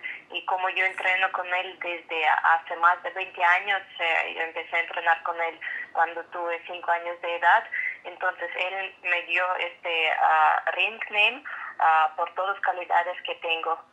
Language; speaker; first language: Spanish; non-native, fluent; Russian